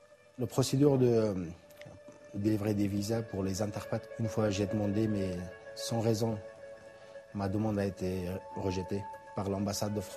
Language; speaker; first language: French; non-native, learner; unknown